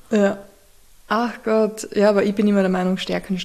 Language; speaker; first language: German; native; German